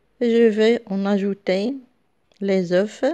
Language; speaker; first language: French; non-native, local second language; Arabic